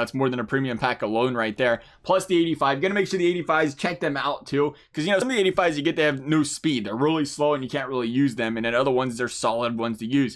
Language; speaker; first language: English; native; English